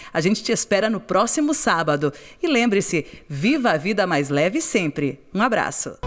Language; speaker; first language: Portuguese; native; Portuguese